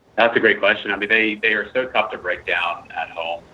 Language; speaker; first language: English; native; English